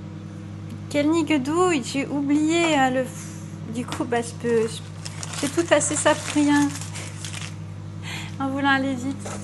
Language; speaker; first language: French; native; French